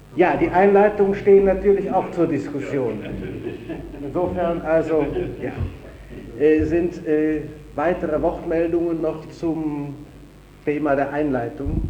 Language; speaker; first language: German; native; German